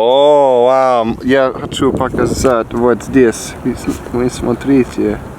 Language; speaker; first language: Russian; non-native, learner; English